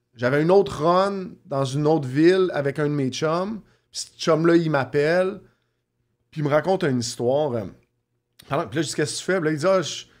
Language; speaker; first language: French; native; French